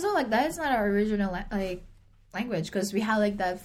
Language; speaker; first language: English; non-native, local second language; Filipino